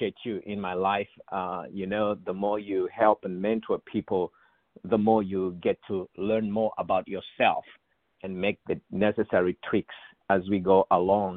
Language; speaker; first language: English; non-native, local second language; Bemba